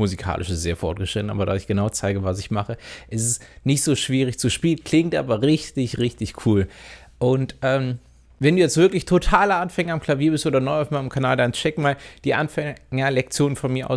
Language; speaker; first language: German; native; German